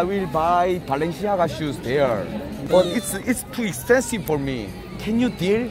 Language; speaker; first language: English; non-native, learner; Korean